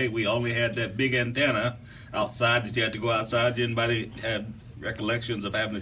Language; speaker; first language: English; native; English